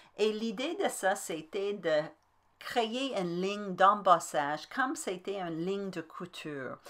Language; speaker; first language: French; native; French